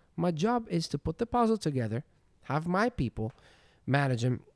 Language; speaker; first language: English; non-native, fluent; Greek